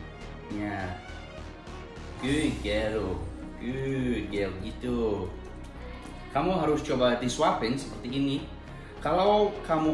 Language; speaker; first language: Indonesian; non-native, learner; English